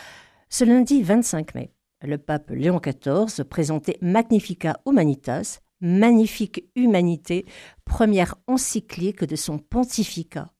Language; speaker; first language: French; native; French